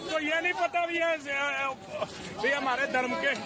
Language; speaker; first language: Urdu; non-native, local second language; Punjabi